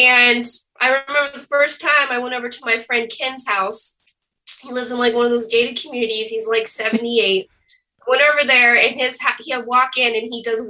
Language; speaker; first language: English; native; English